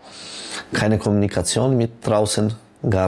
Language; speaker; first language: German; non-native, local second language; French